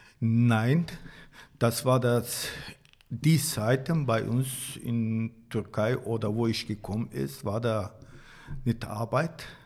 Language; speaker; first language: German; non-native, learner; Turkish